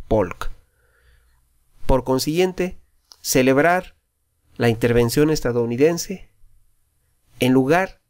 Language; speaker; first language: Spanish; native; Spanish